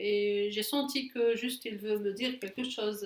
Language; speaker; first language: French; non-native, fluent; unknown